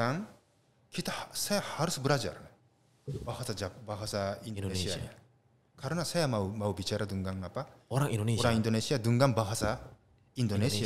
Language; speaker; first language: Indonesian; non-native, learner; Japanese